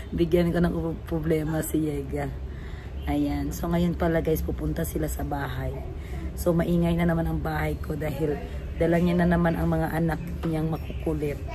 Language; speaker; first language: Filipino; non-native, local second language; Cebuano